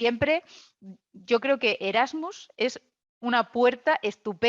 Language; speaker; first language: Spanish; native; Spanish